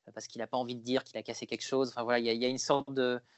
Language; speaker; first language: French; native; French